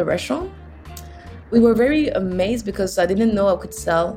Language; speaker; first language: English; non-native, fluent; French